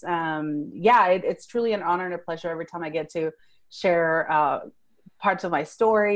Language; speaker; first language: English; non-native, fluent; Spanish